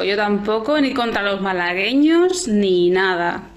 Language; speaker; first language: Spanish; native; Spanish